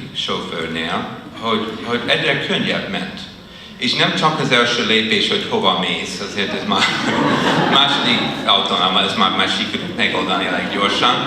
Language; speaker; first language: Hungarian; non-native, fluent; English